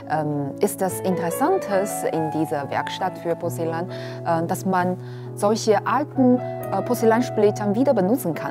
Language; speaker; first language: German; non-native, fluent; Chinese